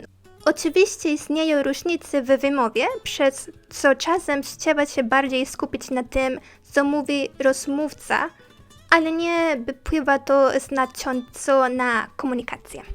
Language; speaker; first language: Polish; non-native, learner; Spanish